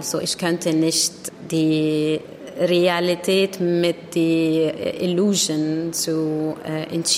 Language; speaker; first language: German; non-native, learner; Arabic